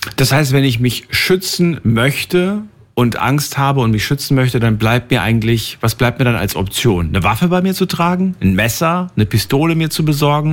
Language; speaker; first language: German; native; German